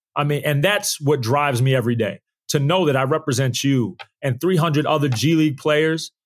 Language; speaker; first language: English; native; English